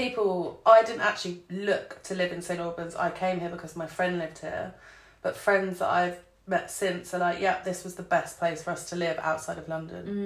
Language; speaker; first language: English; native; English